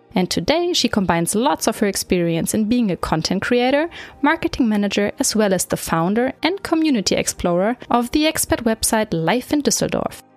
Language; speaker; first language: English; non-native, fluent; German